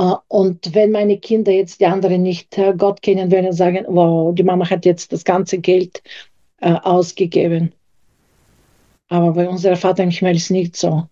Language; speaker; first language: German; non-native, fluent; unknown